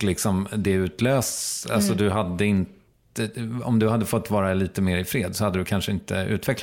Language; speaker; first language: Swedish; native; Swedish